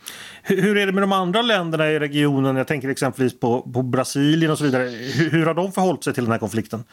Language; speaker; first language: Swedish; native; Swedish